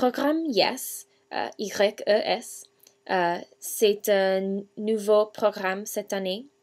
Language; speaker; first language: French; non-native, learner; English